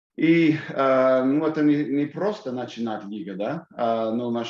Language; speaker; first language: Russian; non-native, fluent; English